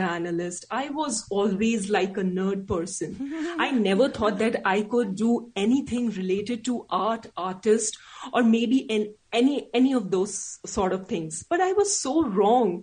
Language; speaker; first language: English; non-native, local second language; Hindi